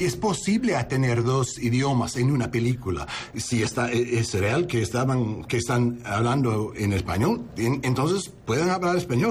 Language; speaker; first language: Spanish; non-native, learner; English